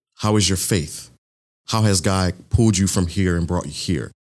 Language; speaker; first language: English; early bilingual, other home language; Yoruba